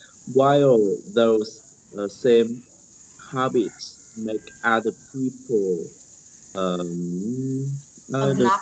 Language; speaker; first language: English; non-native, learner; Vietnamese